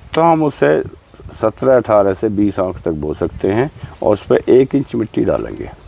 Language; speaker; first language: Hindi; native; Hindi